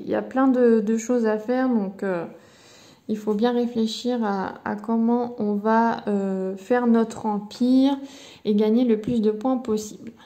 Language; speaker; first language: French; native; French